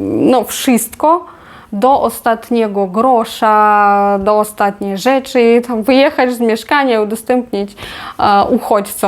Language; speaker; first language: Polish; non-native, fluent; Ukrainian